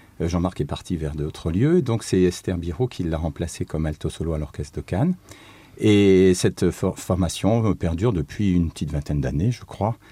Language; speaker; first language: French; native; French